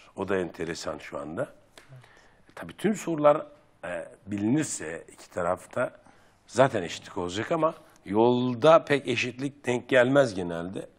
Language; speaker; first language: Turkish; native; Turkish